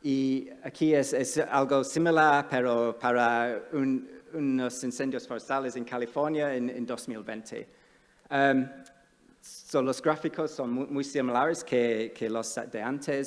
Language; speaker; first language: Spanish; non-native, fluent; English